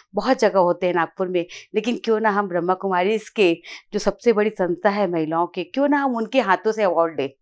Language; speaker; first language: Hindi; native; Hindi